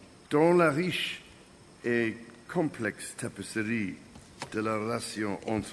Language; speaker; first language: French; non-native, fluent; English